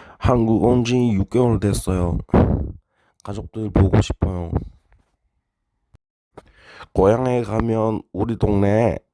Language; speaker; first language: Korean; non-native, learner; Thai